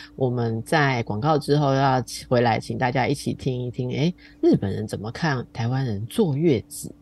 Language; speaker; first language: Chinese; native; Chinese